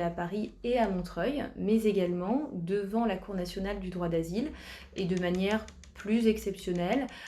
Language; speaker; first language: French; native; French